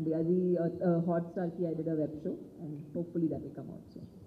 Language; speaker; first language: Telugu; non-native, local second language; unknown